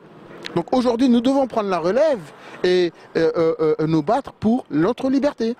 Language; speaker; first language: French; non-native, local second language; Wolof